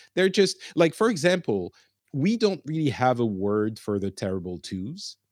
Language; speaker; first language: English; non-native, fluent; Arabic